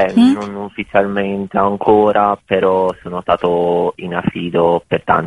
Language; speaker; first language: Italian; non-native, fluent; Bosnian